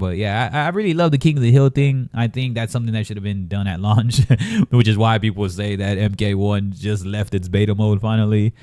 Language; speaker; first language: English; native; English